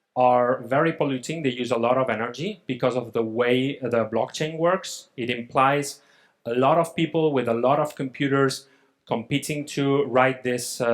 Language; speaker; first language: English; non-native, fluent; Catalan